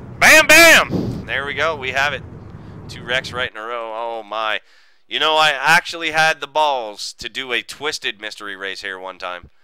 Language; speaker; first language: English; native; English